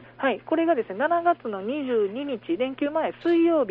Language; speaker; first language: Japanese; native; Japanese